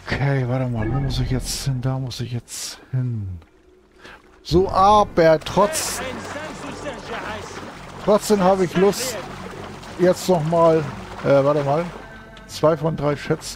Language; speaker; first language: German; native; German